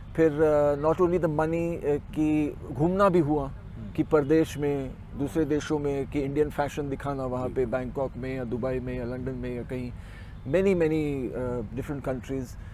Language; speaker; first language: Hindi; non-native, local second language; Marathi